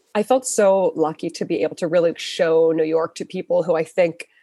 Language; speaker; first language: English; native; English